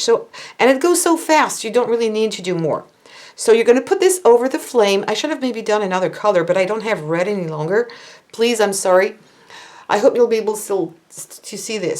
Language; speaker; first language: English; non-native, fluent; French